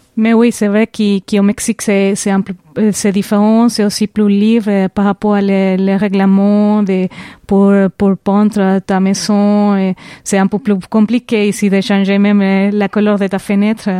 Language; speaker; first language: French; non-native, fluent; Spanish